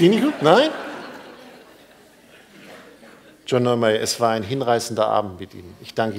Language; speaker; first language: German; native; German